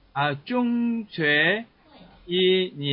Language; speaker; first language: Chinese; non-native, learner; Korean